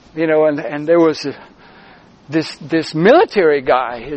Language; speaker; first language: English; native; English